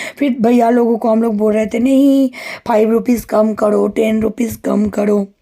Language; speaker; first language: Hindi; non-native, local second language; Bangla